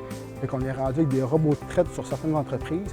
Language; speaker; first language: French; native; French